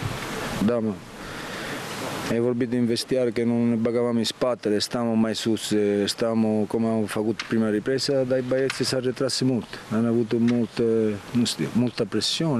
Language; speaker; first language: Romanian; non-native, learner; Italian